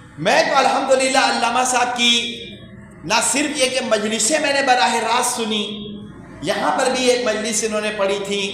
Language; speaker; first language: Urdu; native; Urdu